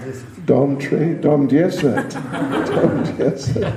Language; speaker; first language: Russian; non-native, learner; English